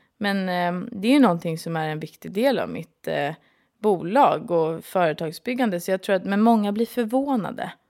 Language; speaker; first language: Swedish; native; Swedish